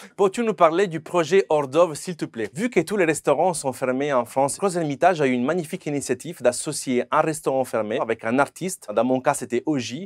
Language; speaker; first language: French; non-native, fluent; Italian